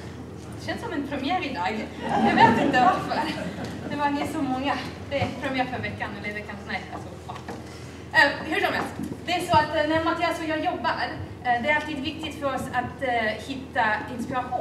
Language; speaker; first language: Swedish; non-native, fluent; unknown